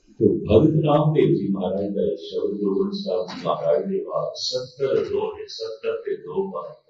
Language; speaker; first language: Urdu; non-native, local second language; Punjabi